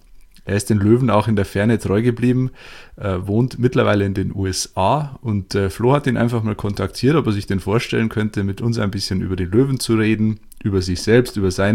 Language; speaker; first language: German; native; German